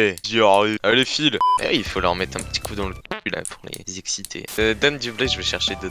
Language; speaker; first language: French; native; French